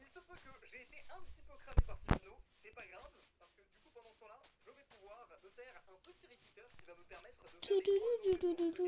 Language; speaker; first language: French; native; French